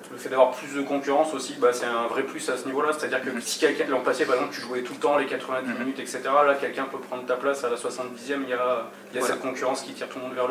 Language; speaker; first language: French; native; French